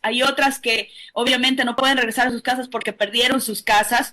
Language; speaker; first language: Spanish; native; Spanish